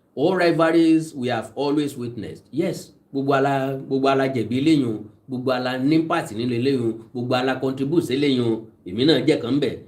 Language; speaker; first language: English; non-native, local second language; Yoruba